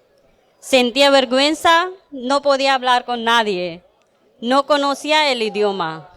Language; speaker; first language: Spanish; non-native, learner; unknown